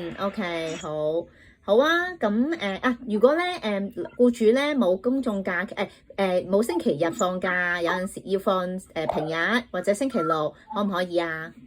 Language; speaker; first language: Cantonese; native; Cantonese